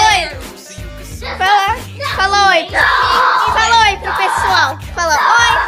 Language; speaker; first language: Portuguese; early bilingual, heritage; Portuguese